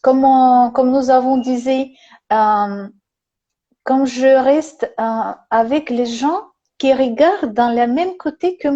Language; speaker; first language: French; non-native, learner; Russian